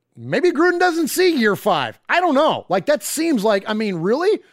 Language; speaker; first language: English; native; English